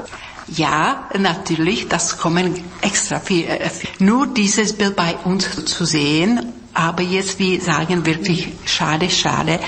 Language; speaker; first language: German; non-native, fluent; Czech